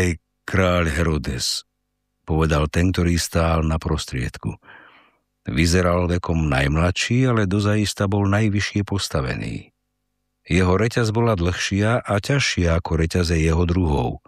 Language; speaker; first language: Slovak; native; Slovak